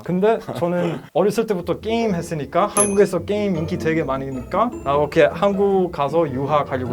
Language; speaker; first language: Korean; non-native, learner; Croatian